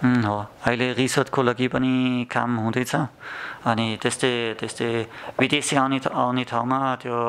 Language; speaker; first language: Nepali; non-native, learner; German